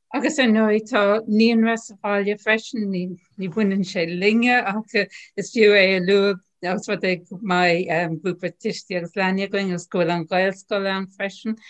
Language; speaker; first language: Irish; non-native, local second language; English